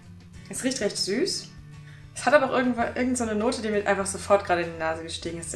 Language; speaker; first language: German; native; German